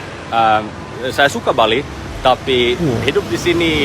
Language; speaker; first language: Indonesian; non-native, learner; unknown